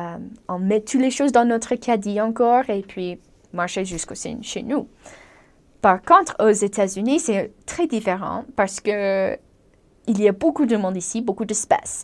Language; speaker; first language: French; non-native, fluent; English